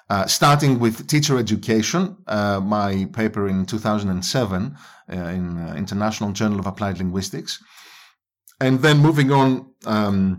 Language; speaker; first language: English; non-native, fluent; Greek